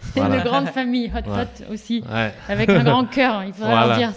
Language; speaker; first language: French; native; French